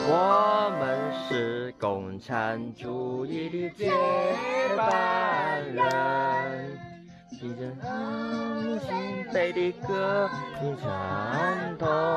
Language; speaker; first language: Chinese; non-native, local second language; Cantonese